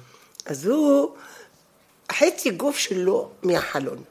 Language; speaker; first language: Hebrew; non-native, fluent; Arabic